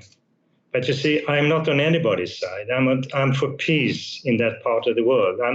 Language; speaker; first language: English; non-native, fluent; Swedish